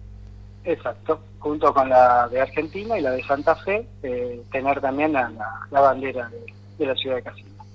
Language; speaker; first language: Spanish; native; Spanish